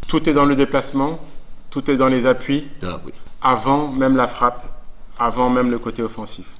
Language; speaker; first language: French; native; French